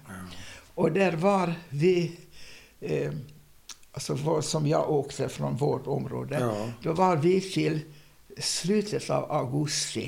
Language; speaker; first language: Swedish; non-native, fluent; Hungarian